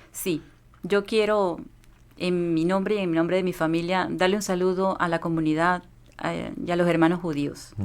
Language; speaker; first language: Spanish; native; Spanish